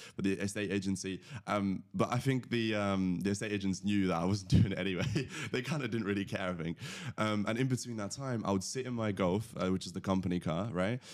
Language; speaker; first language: English; early bilingual, other home language; Latvian